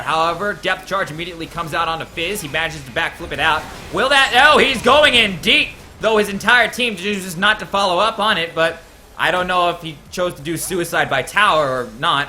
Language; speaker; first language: English; native; English